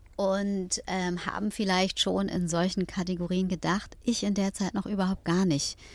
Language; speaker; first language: German; native; German